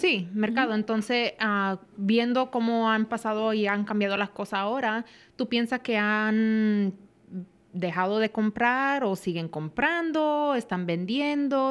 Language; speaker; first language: Spanish; early bilingual, heritage; Spanish